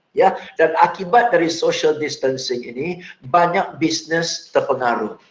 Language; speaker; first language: Indonesian; non-native, fluent; English